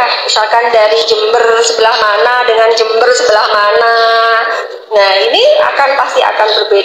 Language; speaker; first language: Indonesian; native; Indonesian